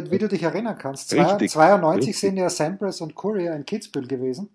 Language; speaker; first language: German; native; German